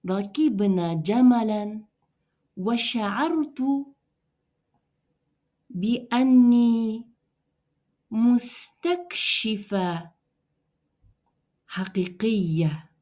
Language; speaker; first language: Arabic; non-native, fluent; Russian